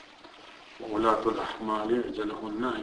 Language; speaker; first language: Arabic; native; Arabic